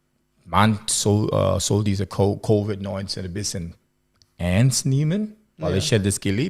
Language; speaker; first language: German; non-native, learner; English